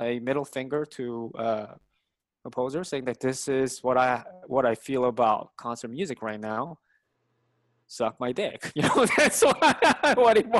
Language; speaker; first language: English; non-native, fluent; Korean